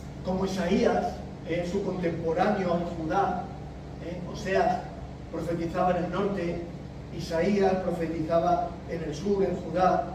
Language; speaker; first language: Spanish; native; Spanish